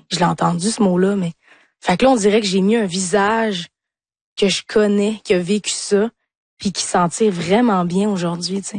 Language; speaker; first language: French; native; French